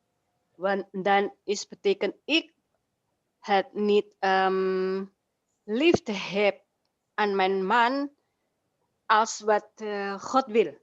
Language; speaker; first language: Dutch; non-native, learner; Indonesian